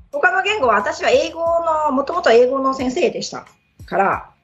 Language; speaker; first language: Japanese; native; Japanese